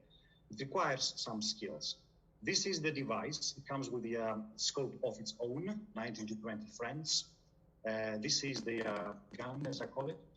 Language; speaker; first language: English; non-native, fluent; Greek